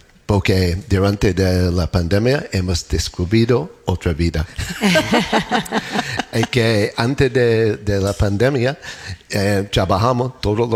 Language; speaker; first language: Spanish; non-native, learner; English